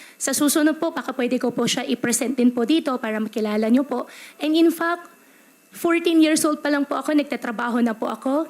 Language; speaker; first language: Filipino; native; Filipino